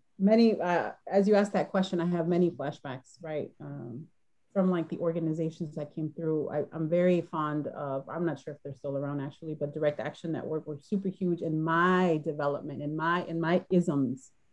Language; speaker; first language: English; early bilingual, other home language; Spanish